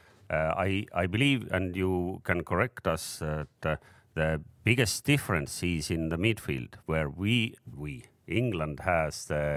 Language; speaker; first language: English; non-native, fluent; Estonian